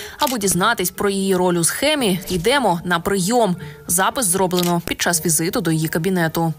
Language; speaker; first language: Ukrainian; native; Ukrainian